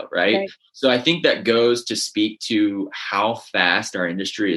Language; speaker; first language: English; native; English